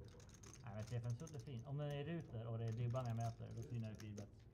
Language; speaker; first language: Swedish; native; Swedish